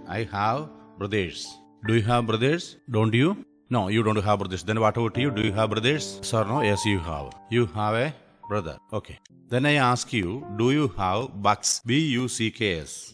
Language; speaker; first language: English; non-native, local second language; Malayalam